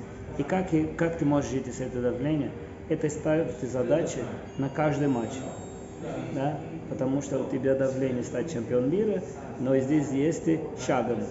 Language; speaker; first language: Russian; non-native, fluent; Portuguese